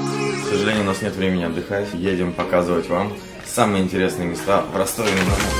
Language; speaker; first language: Russian; native; Russian